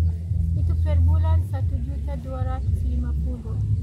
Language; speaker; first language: Indonesian; non-native, learner; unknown